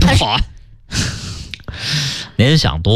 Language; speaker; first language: Chinese; native; Chinese